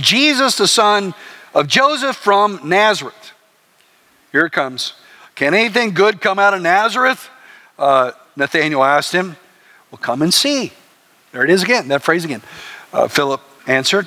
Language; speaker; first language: English; native; English